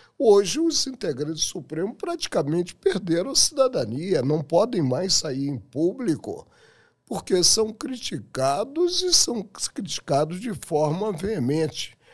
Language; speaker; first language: Portuguese; native; Portuguese